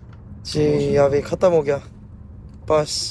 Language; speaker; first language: Hindi; non-native, learner; Korean